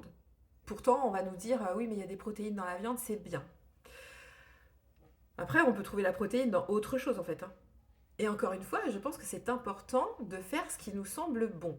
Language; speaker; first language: French; native; French